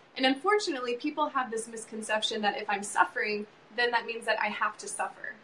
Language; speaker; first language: English; native; English